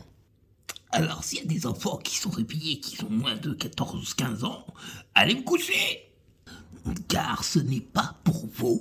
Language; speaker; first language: French; native; French